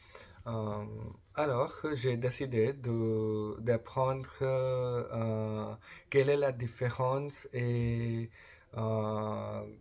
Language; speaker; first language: French; non-native, learner; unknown